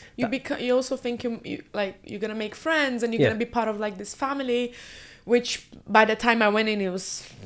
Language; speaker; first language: English; early bilingual, other home language; Portuguese